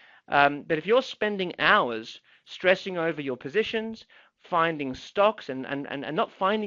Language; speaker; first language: English; native; English